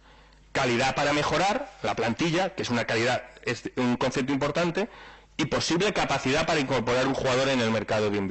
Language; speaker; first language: Spanish; native; Spanish